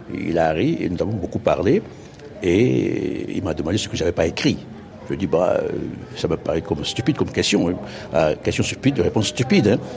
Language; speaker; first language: French; non-native, local second language; Fon